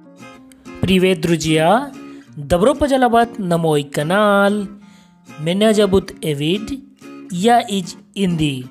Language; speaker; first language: Russian; non-native, learner; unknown